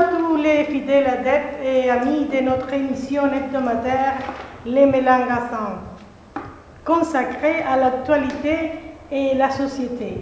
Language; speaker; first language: French; non-native, fluent; Spanish